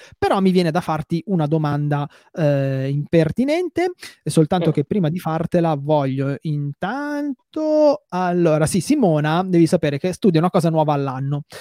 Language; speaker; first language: Italian; native; Italian